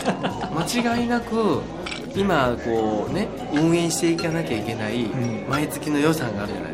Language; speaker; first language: Japanese; native; Japanese